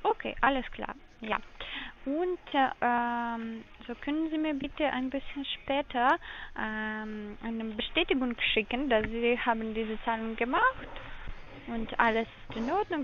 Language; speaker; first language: German; non-native, learner; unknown